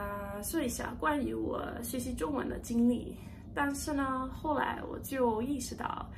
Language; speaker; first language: Chinese; non-native, learner; English